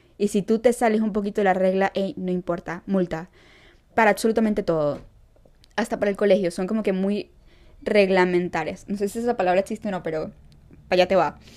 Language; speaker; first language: Spanish; native; Spanish